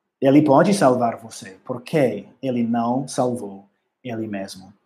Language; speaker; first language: Portuguese; non-native, learner; English